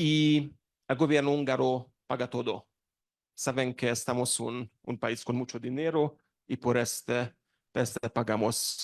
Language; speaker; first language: Spanish; non-native, learner; Hungarian